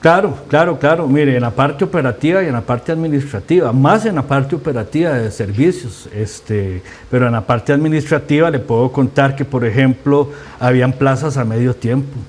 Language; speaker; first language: Spanish; native; Spanish